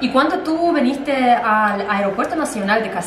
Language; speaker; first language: Spanish; non-native, fluent; Russian